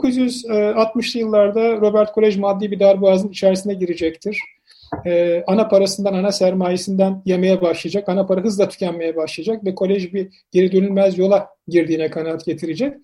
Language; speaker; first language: Turkish; native; Turkish